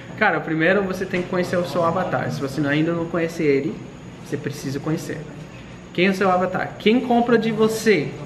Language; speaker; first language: Portuguese; non-native, fluent; English